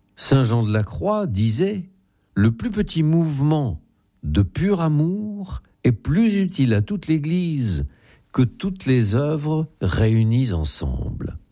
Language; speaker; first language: French; native; French